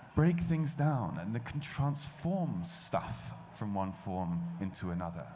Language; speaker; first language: English; native; English